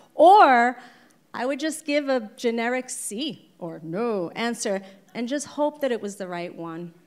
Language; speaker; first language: English; native; English